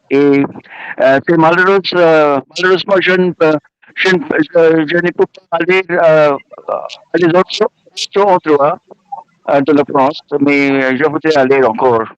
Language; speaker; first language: French; non-native, learner; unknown